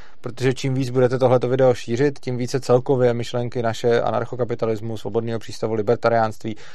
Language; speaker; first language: Czech; native; Czech